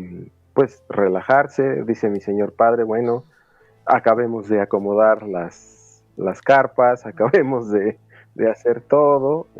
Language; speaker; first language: Spanish; native; Spanish